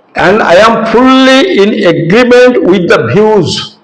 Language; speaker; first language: English; non-native, local second language; Bangla